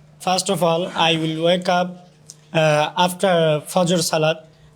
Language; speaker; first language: English; non-native, learner; Bangla